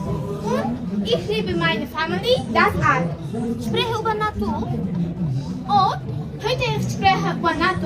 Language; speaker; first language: German; non-native, learner; Uzbek